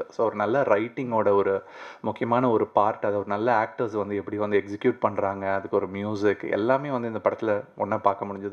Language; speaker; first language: Tamil; native; Tamil